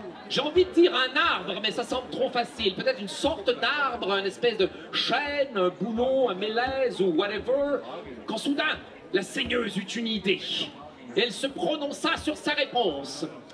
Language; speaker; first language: French; native; French